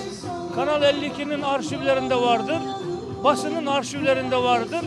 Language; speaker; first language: Turkish; native; Turkish